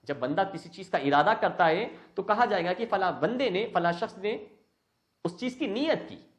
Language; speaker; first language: Urdu; native; Urdu